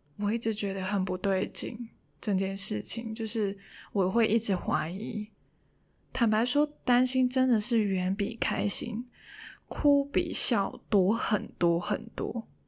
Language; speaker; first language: Chinese; non-native, local second language; Cantonese